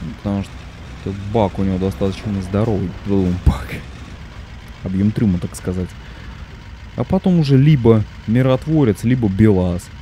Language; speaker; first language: Russian; native; Russian